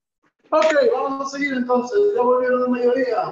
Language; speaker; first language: Spanish; native; Spanish